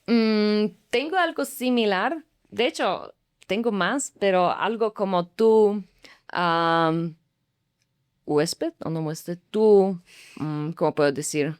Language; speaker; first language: Spanish; non-native, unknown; Slovak